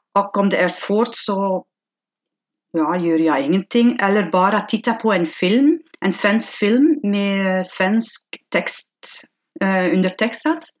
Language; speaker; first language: Swedish; non-native, fluent; Dutch